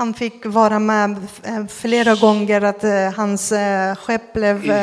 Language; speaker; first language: Swedish; non-native, fluent; Persian